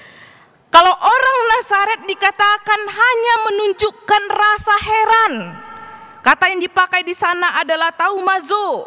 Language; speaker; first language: Indonesian; native; Indonesian